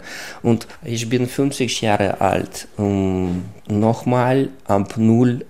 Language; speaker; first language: German; non-native, learner; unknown